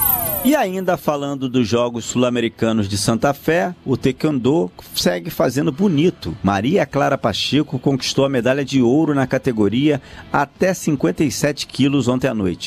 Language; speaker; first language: Portuguese; native; Portuguese